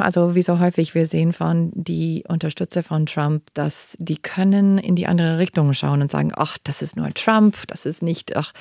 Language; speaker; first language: German; non-native, fluent; English